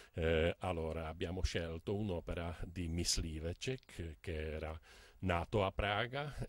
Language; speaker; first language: Italian; non-native, fluent; Czech